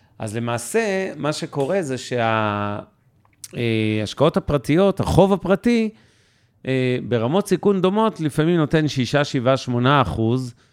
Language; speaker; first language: Hebrew; native; Hebrew